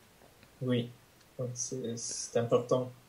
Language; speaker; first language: French; non-native, fluent; English